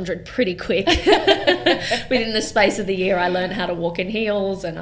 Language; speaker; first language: English; native; English